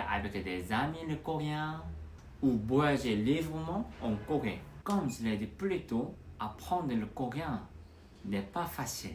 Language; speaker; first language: French; non-native, fluent; Korean